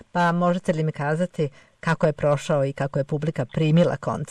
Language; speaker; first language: Serbian; native; Serbian